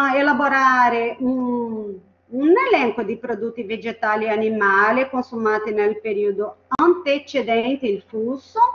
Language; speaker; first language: Italian; non-native, fluent; Portuguese